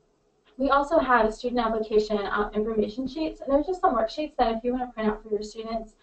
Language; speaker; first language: English; native; English